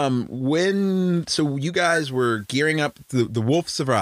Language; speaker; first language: English; native; English